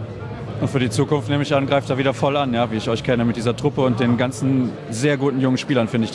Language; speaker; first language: German; native; German